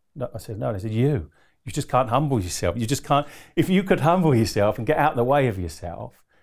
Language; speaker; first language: English; native; English